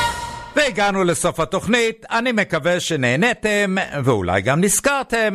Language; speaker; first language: Hebrew; native; Hebrew